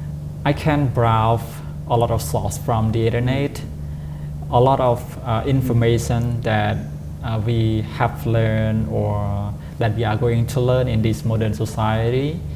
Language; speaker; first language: English; non-native, fluent; Khmer